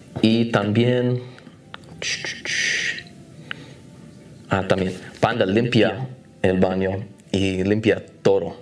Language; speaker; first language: Spanish; non-native, learner; English